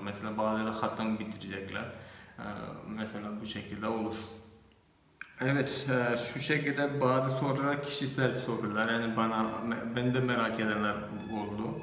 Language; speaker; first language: Turkish; non-native, fluent; Malayalam